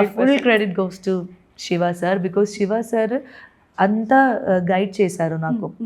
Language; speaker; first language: Telugu; non-native, learner; Malayalam